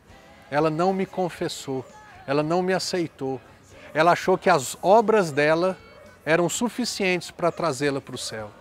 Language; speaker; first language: Portuguese; native; Portuguese